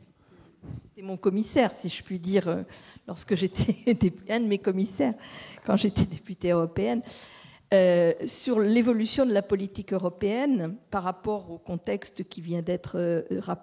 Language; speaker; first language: French; native; French